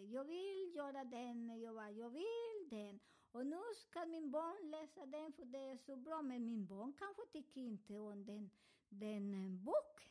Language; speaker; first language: Swedish; non-native, learner; Spanish